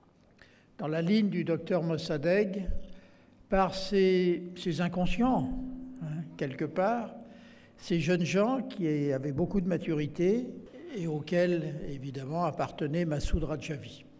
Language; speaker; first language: French; native; French